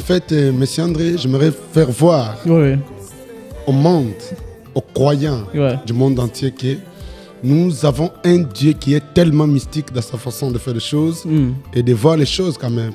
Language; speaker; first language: French; non-native, local second language; Lingala